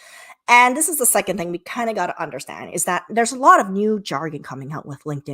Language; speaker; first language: English; native; English